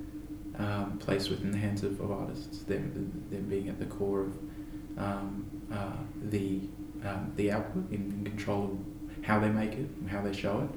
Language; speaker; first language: English; native; English